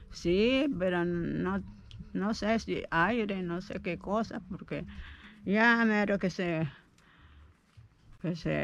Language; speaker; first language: Spanish; non-native, local second language; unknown